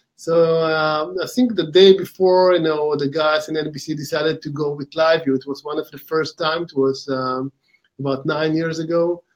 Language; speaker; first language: English; non-native, fluent; Hebrew